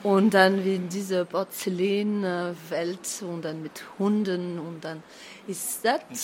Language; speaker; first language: German; non-native, fluent; French